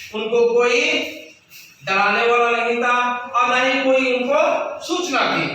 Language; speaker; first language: Hindi; non-native, local second language; Kannada